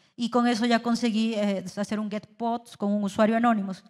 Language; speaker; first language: Spanish; native; Spanish